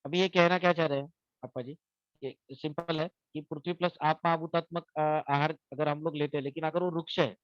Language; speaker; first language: Hindi; non-native, local second language; Marathi